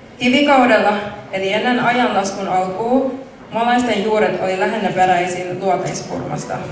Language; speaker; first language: Finnish; early bilingual, other home language; Mon